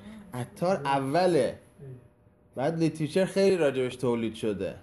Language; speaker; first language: Persian; native; Persian